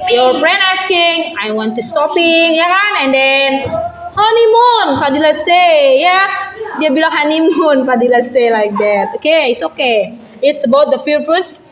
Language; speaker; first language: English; non-native, learner; Indonesian